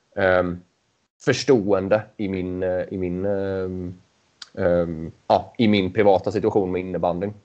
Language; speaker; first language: Swedish; native; Swedish